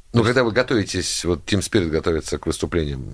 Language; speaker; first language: Russian; native; Russian